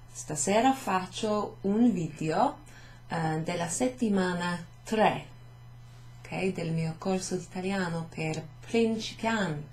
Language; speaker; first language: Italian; non-native, fluent; English